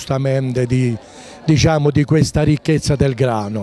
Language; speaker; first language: Italian; native; Italian